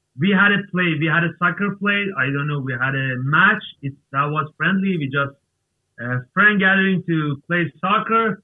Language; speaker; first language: English; non-native, learner; Persian